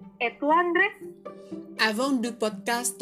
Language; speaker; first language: French; non-native, learner; Indonesian